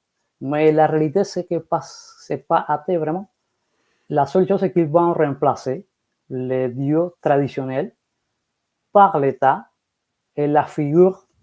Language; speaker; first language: French; non-native, fluent; Spanish